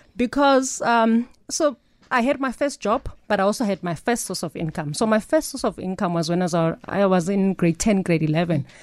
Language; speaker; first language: English; non-native, local second language; Northern Sotho